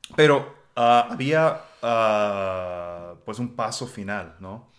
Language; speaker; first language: Spanish; non-native, fluent; English